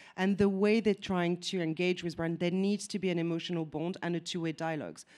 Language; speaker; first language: English; non-native, fluent; French